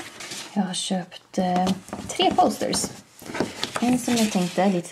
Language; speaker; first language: Swedish; native; Swedish